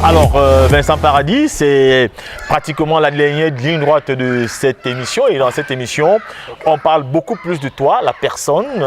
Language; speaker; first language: French; native; French